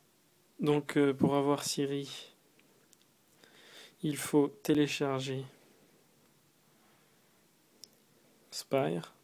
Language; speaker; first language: French; native; French